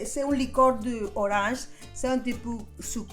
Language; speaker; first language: French; non-native, fluent; Spanish